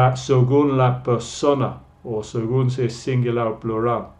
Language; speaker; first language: Spanish; non-native, fluent; English